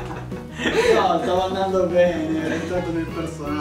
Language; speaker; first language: Italian; native; Italian